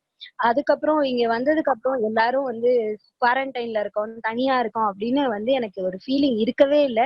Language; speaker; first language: Tamil; native; Tamil